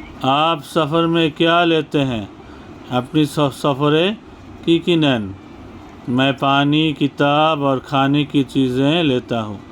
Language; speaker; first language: Hindi; non-native, fluent; Bangla